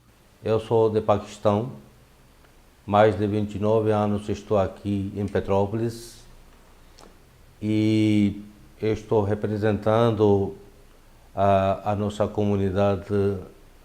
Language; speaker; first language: Portuguese; non-native, fluent; Urdu